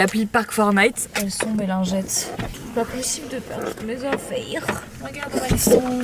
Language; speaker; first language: French; native; French